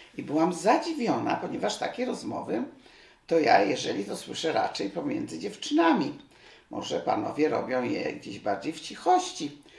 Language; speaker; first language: Polish; native; Polish